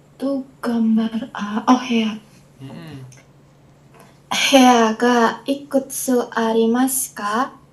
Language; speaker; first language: Japanese; non-native, learner; Indonesian